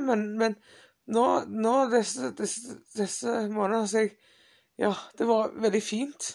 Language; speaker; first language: Norwegian; non-native, fluent; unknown